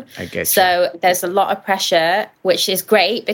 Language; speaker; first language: English; native; English